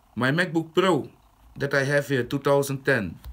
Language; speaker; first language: English; non-native, fluent; Dutch